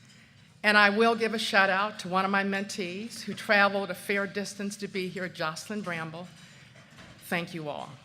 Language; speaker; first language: English; native; English